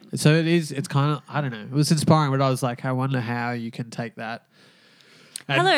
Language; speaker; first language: English; native; English